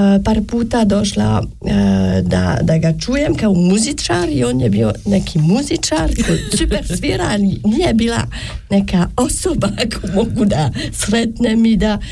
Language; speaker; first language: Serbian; non-native, learner; French